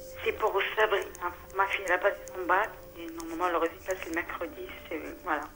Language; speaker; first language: French; non-native, learner; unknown